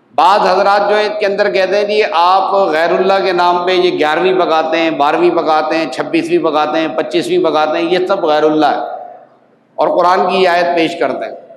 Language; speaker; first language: Urdu; native; Urdu